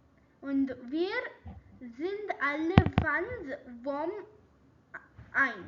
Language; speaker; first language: German; non-native, learner; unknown